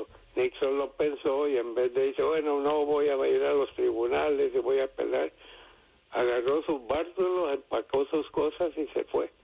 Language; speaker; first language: Spanish; native; Spanish